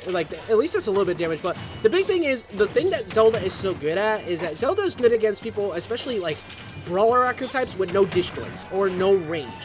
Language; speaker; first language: English; native; English